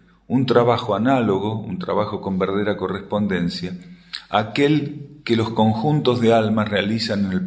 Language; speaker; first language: Spanish; native; Spanish